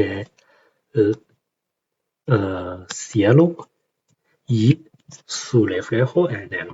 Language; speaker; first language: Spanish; non-native, learner; Chinese